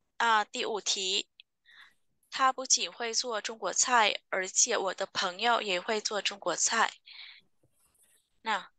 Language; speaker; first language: Chinese; non-native, fluent; Vietnamese